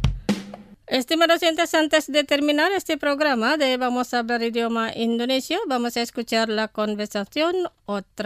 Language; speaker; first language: Spanish; non-native, fluent; Indonesian